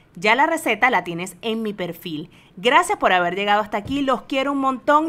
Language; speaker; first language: Spanish; native; Spanish